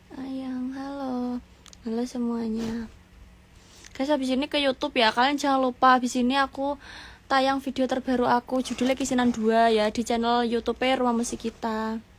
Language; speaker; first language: Indonesian; non-native, local second language; Javanese